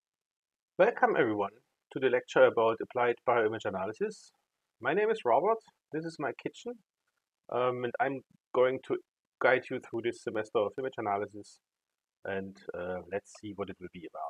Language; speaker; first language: English; non-native, fluent; German